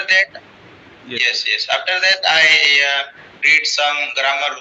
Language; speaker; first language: English; non-native, learner; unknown